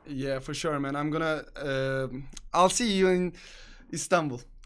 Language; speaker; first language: English; non-native, fluent; Turkish